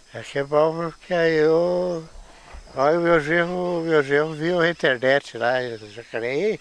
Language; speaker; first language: Portuguese; native; Portuguese